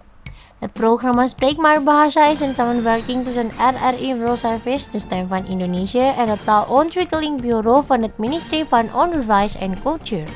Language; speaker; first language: Dutch; non-native, fluent; Indonesian